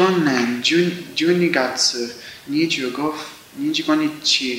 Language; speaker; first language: Japanese; non-native, learner; English